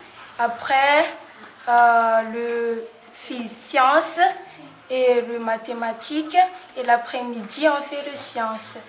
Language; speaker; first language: French; non-native, learner; Malagasy